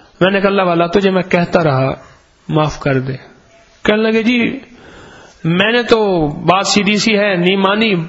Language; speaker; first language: Urdu; non-native, local second language; Punjabi